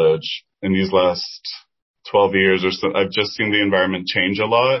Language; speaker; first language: English; non-native, fluent; Spanish